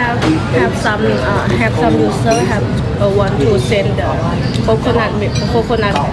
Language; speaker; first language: English; non-native, learner; Thai